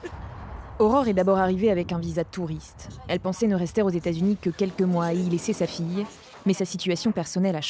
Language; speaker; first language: French; native; French